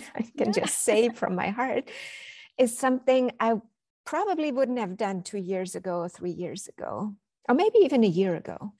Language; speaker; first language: English; non-native, fluent; German